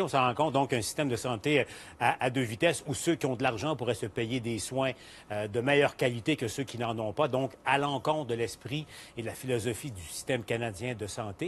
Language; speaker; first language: French; native; French